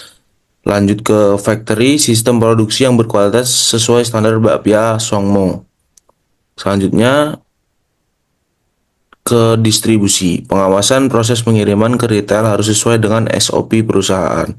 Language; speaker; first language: Indonesian; native; Indonesian